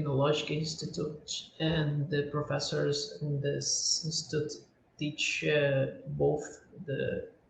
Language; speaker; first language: English; non-native, learner; Portuguese